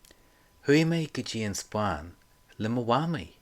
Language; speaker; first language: Irish; non-native, local second language; English